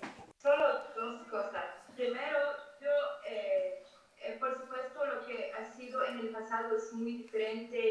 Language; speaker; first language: Spanish; non-native, fluent; Arabic